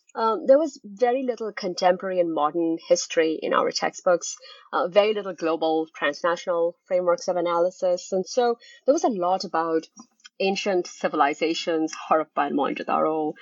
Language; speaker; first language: English; non-native, local second language; Bangla